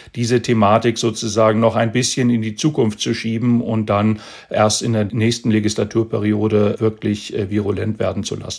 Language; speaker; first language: German; native; German